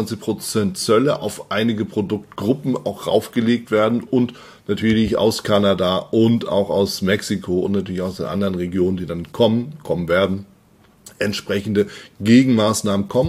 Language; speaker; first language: German; native; German